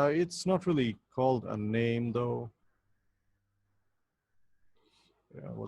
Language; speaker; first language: English; non-native, local second language; Bangla